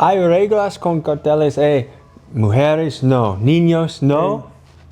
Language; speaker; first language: Spanish; non-native, learner; English